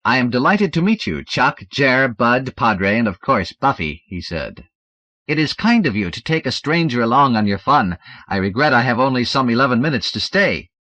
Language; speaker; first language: English; native; English